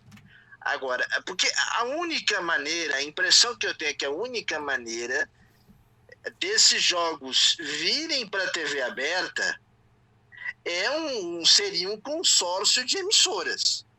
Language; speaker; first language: Portuguese; native; Portuguese